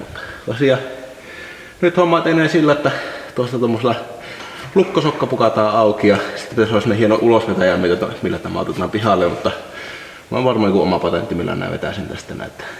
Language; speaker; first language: Finnish; native; Finnish